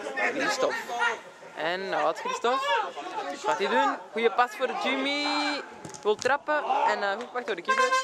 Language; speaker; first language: Dutch; native; Dutch